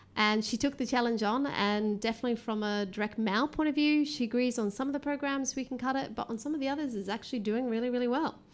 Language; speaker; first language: English; native; English